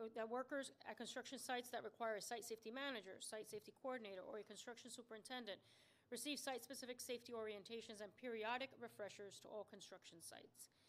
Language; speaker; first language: English; early bilingual, other home language; Spanish